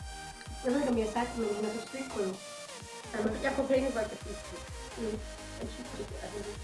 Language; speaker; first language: Danish; early bilingual, other home language; German